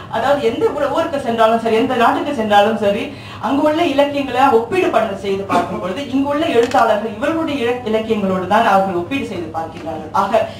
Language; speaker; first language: Tamil; early bilingual, heritage; Tamil